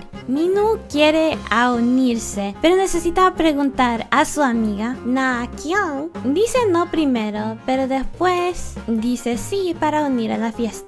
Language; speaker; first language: Spanish; non-native, learner; English